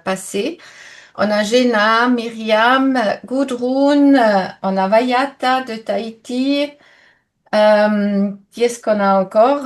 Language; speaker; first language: French; non-native, fluent; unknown